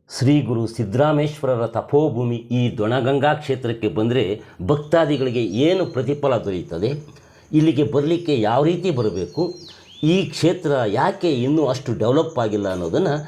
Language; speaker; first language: Kannada; native; Kannada